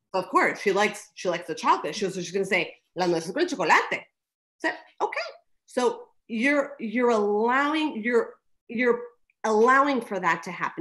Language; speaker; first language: English; early bilingual, other home language; Spanish